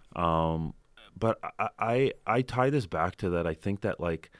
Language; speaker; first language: English; early bilingual, other home language; Ukrainian